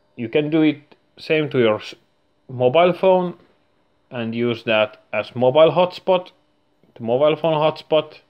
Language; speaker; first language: English; non-native, fluent; Finnish